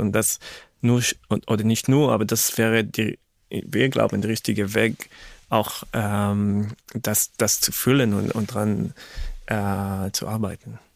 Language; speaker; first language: German; non-native, fluent; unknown